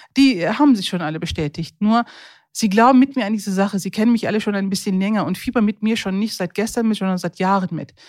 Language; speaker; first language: German; early bilingual, other home language; Turkish